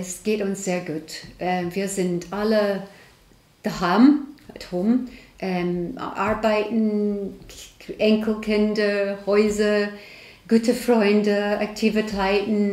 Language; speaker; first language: German; non-native, learner; English